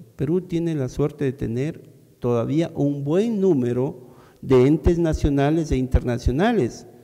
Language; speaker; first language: Spanish; native; Spanish